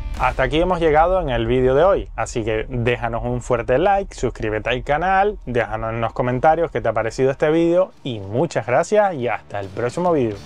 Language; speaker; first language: Spanish; native; Spanish